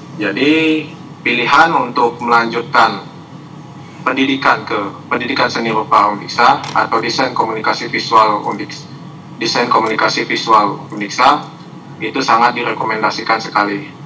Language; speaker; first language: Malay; non-native, local second language; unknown